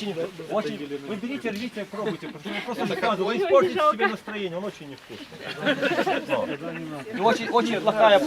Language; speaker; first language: Russian; native; Russian